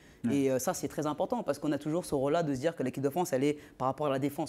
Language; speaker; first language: French; native; French